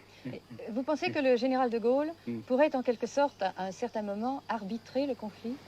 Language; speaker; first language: French; native; French